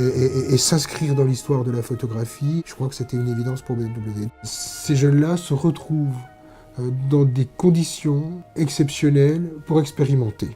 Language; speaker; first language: French; native; French